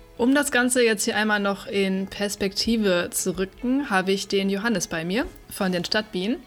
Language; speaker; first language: German; native; German